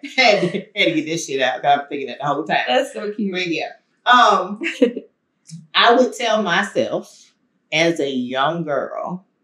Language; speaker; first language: English; native; English